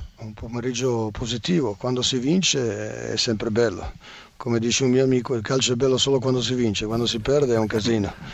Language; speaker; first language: Italian; non-native, fluent; Serbian